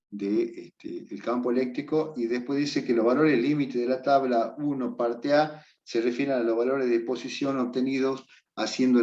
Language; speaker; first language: Spanish; native; Spanish